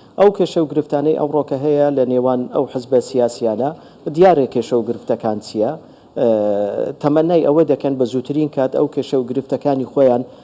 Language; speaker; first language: Central Kurdish; non-native, local second language; Turkmen